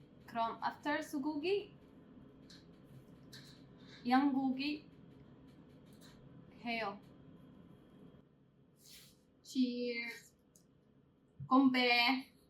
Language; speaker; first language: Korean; non-native, learner; Arabic